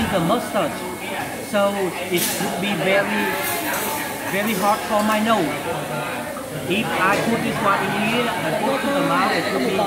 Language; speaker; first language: English; non-native, fluent; Vietnamese